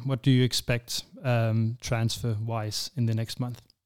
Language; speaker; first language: English; non-native, fluent; Danish